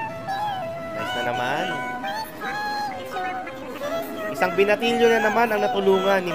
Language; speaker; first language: Filipino; native; Filipino